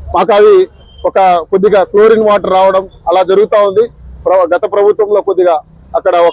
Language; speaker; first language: Telugu; non-native, local second language; Lambadi